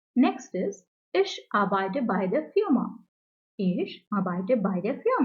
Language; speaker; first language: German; non-native, learner; English